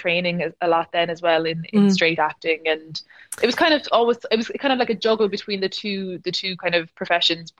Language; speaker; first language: English; native; English